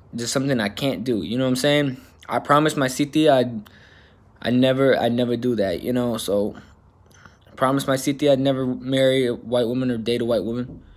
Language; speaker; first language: English; native; English